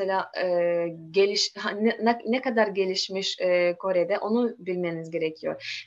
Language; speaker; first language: Turkish; non-native, learner; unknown